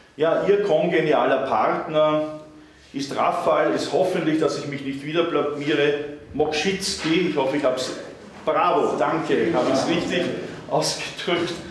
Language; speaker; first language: German; native; German